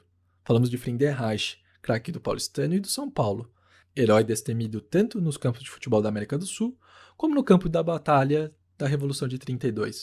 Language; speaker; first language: Portuguese; native; Portuguese